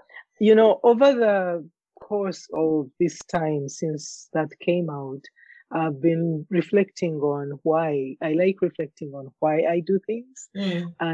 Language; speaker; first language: English; non-native, local second language; Ganda